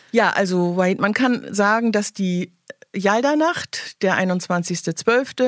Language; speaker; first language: German; native; German